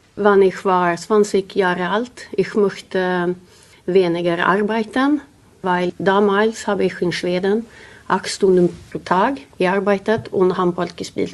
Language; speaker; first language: German; non-native, learner; Swedish